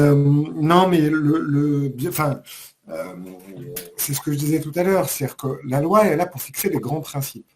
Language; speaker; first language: French; native; French